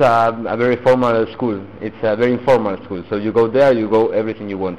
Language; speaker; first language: English; non-native, learner; Spanish